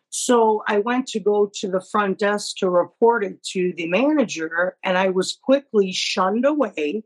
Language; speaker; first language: English; native; English